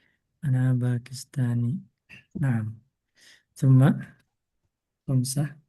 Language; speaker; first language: Arabic; non-native, fluent; Indonesian